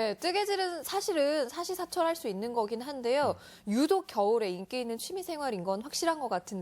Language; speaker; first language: Korean; native; Korean